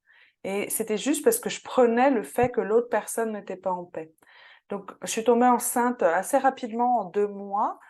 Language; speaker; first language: French; native; French